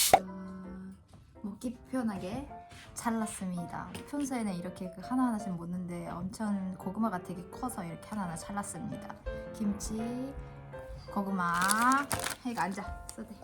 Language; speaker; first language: Korean; non-native, fluent; Japanese